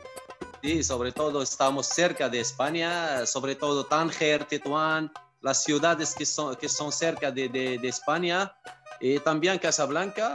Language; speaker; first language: Spanish; non-native, fluent; Arabic